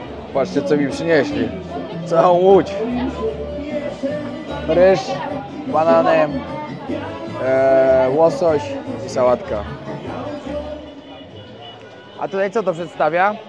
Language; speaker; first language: Polish; native; Polish